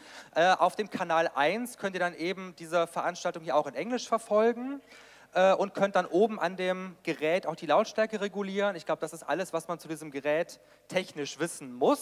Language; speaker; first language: German; native; German